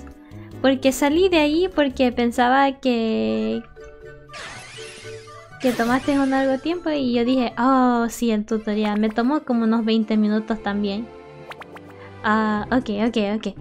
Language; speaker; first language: Spanish; early bilingual, heritage; Spanish